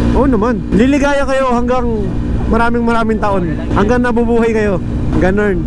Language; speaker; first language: Filipino; native; Filipino